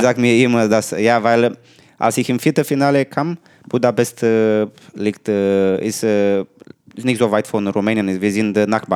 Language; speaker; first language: German; non-native, learner; Romanian